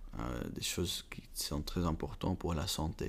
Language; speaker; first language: French; non-native, learner; Dutch